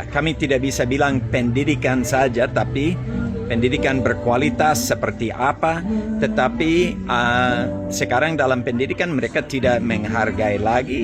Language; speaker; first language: Indonesian; non-native, fluent; English